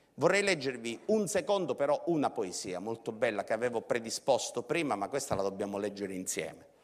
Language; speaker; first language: Italian; native; Italian